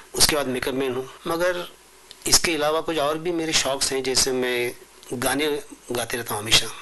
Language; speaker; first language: Hindi; non-native, local second language; Marathi